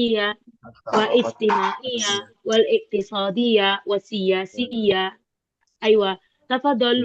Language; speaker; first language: Arabic; non-native, fluent; Indonesian